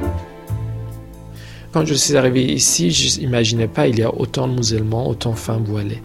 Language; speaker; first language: French; non-native, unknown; Persian